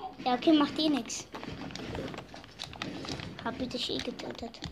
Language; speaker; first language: German; native; German